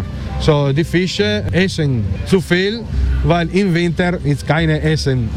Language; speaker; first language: German; non-native, learner; Italian